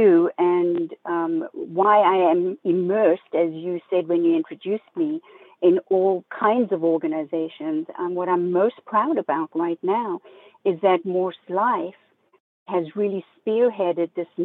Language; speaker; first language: English; native; English